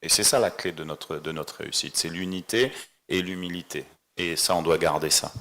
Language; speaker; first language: French; native; French